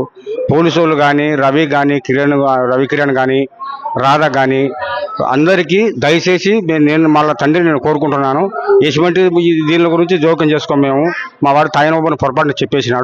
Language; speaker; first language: Telugu; native; Telugu